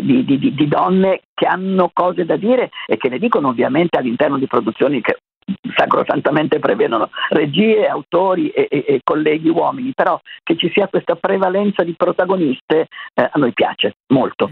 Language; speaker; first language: Italian; native; Italian